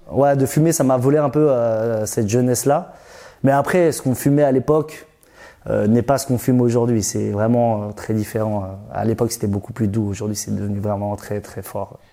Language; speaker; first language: French; early bilingual, other home language; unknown